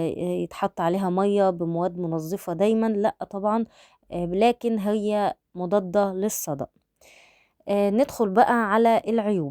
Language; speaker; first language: Arabic; native; Arabic